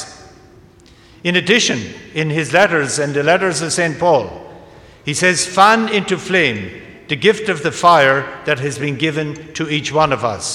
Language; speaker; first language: English; native; English